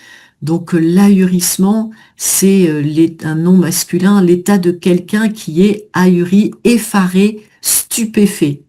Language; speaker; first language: French; native; French